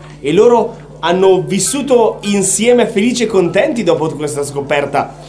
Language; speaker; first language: Italian; native; Italian